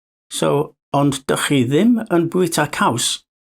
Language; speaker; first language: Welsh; non-native, learner; English